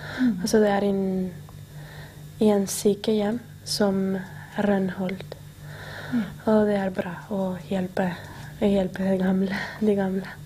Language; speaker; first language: Norwegian; non-native, learner; Spanish